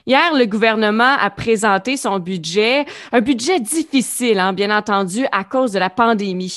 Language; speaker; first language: French; native; French